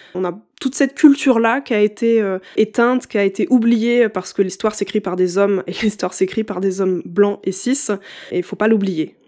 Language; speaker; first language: French; native; French